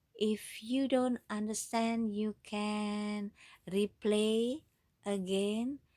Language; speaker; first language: English; non-native, fluent; Indonesian